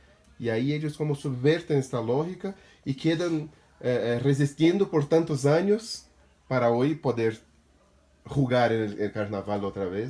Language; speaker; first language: Spanish; non-native, fluent; Portuguese